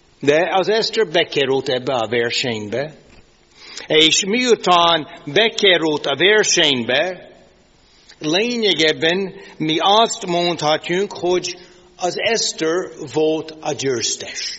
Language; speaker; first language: Hungarian; non-native, fluent; English